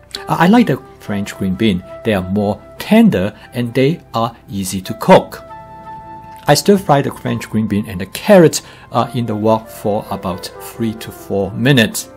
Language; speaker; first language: English; non-native, fluent; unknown